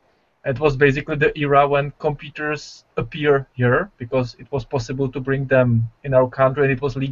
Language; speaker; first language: English; non-native, fluent; Czech